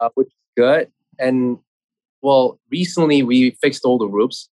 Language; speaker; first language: English; non-native, fluent; Korean